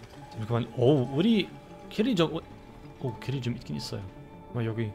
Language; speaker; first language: Korean; non-native, learner; German